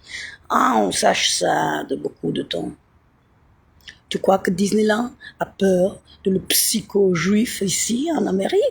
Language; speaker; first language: French; non-native, fluent; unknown